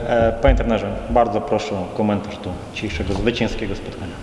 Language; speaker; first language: Polish; native; Polish